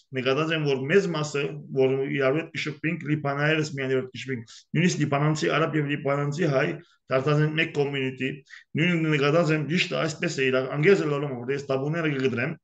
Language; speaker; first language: Armenian; early bilingual, heritage; Armenian